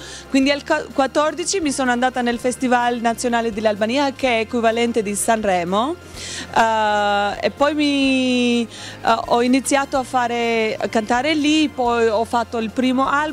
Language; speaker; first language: Italian; non-native, learner; Albanian